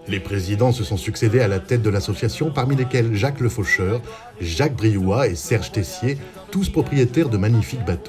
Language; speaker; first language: French; native; French